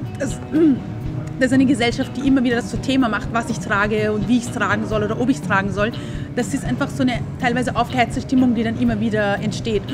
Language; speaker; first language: German; early bilingual, other home language; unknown